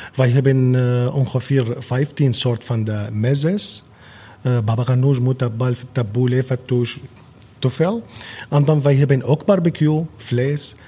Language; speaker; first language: Dutch; non-native, fluent; Arabic